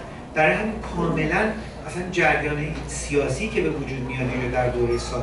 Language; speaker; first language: Persian; native; Persian